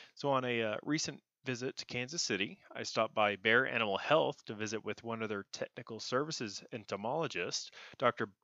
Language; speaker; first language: English; native; English